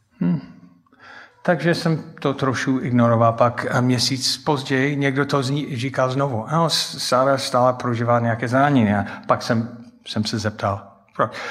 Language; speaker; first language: Czech; non-native, fluent; English